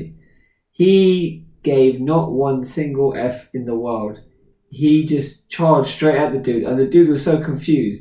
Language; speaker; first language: English; native; English